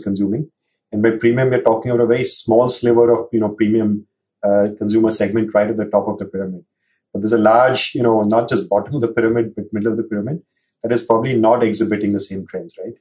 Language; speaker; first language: English; non-native, local second language; Hindi